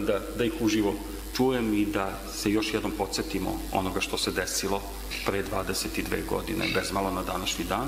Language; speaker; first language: Serbian; native; Serbian